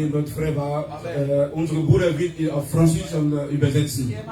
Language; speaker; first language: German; non-native, fluent; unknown